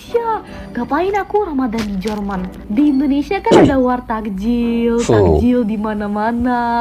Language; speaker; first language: Indonesian; non-native, fluent; German